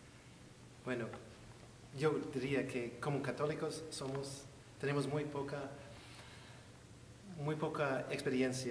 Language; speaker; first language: Spanish; non-native, fluent; English